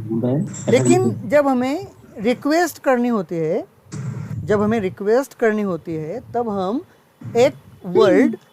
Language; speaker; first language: Hindi; non-native, local second language; Marathi